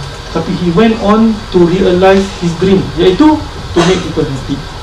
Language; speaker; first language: English; non-native, local second language; Malay